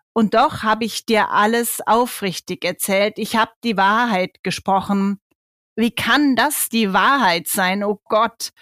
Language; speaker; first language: German; native; German